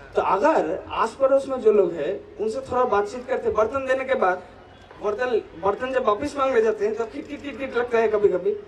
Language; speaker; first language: Hindi; non-native, local second language; Bangla